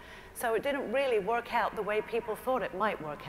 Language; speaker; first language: English; native; English